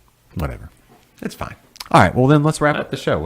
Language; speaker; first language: English; native; English